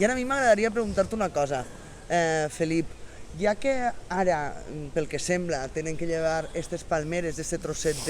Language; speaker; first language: Catalan; native; Catalan